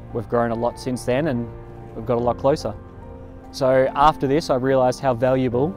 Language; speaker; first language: English; native; English